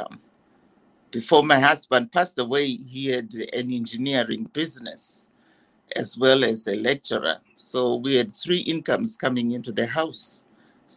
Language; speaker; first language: English; non-native, local second language; Shona